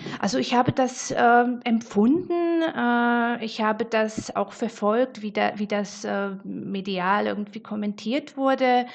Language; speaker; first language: German; non-native, fluent; Slovak